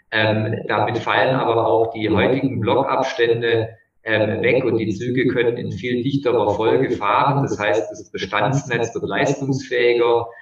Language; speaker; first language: German; native; German